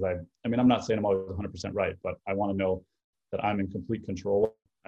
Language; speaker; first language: English; native; English